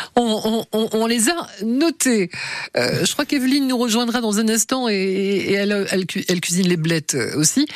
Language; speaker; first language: French; native; French